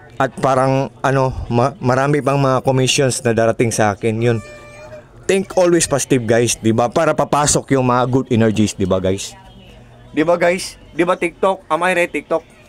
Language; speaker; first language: Filipino; non-native, local second language; Cebuano